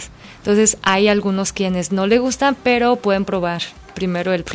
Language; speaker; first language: Spanish; non-native, fluent; Korean